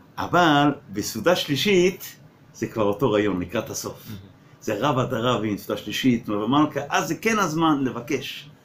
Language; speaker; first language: Hebrew; non-native, fluent; English